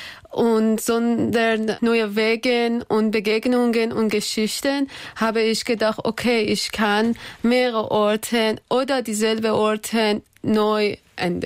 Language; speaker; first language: German; non-native, learner; Persian